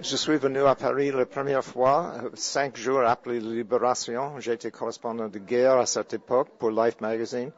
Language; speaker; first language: French; non-native, fluent; English